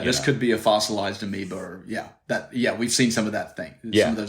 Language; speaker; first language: English; native; English